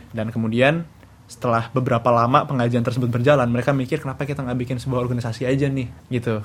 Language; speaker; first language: Indonesian; native; Indonesian